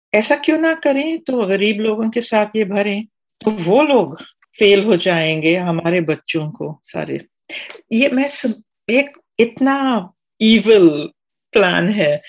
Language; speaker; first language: Hindi; non-native, fluent; English